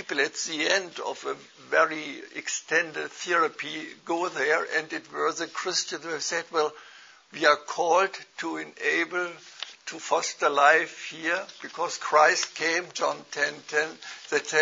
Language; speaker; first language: English; non-native, fluent; German